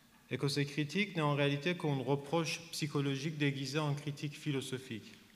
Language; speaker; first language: French; non-native, fluent; Persian